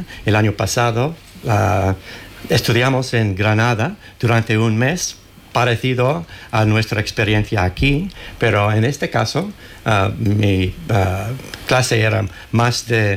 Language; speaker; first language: Spanish; non-native, fluent; English